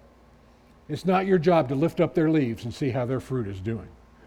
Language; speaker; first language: English; native; English